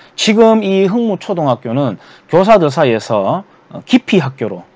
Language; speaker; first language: Korean; native; Korean